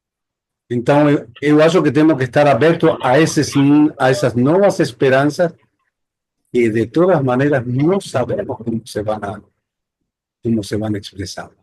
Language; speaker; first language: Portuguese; non-native, fluent; Spanish